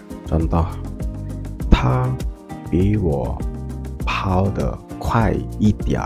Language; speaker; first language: Chinese; non-native, fluent; Indonesian